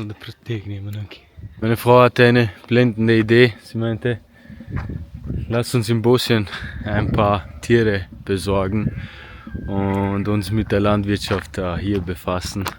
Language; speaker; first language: German; early bilingual, other home language; Bosnian